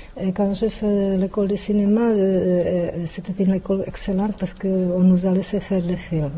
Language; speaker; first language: French; non-native, fluent; Czech